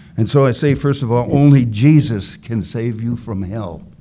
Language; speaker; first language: English; native; English